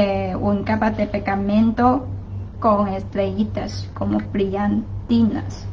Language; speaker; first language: Spanish; non-native, fluent; Chinese